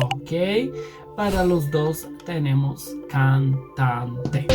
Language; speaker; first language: Spanish; non-native, fluent; English